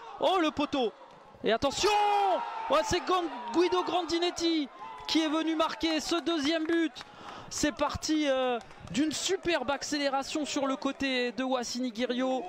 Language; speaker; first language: French; native; French